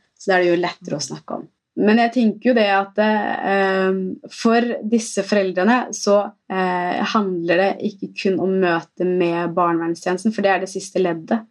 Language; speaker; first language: Norwegian; early bilingual, other home language; Somali